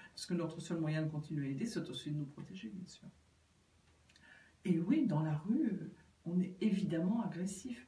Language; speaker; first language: French; native; French